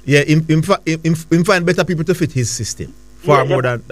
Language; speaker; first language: English; native; English